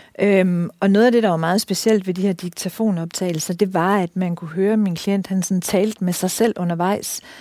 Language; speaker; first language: Danish; native; Danish